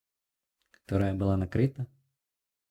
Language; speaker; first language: Russian; non-native, local second language; Ukrainian